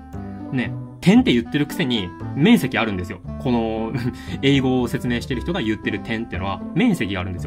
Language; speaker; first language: Japanese; native; Japanese